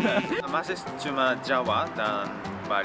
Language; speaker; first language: Indonesian; non-native, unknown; Japanese